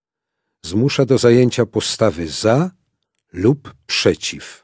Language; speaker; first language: Polish; native; Polish